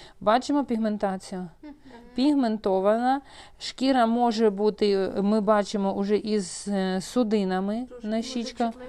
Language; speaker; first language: Ukrainian; non-native, local second language; Russian